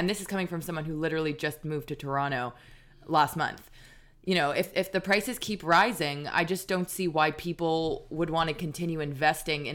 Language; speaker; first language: English; native; English